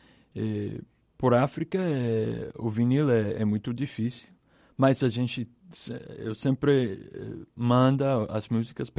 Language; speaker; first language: Portuguese; non-native, learner; English